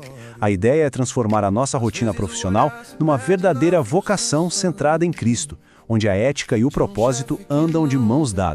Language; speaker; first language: Portuguese; native; Portuguese